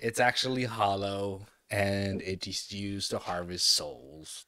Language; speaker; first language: English; native; English